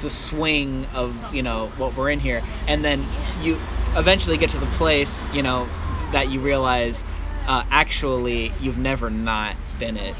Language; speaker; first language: English; native; English